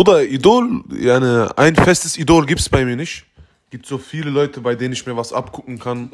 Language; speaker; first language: German; native; German